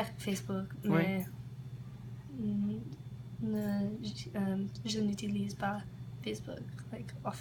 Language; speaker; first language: French; non-native, learner; English